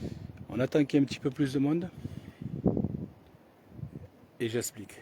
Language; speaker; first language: French; native; French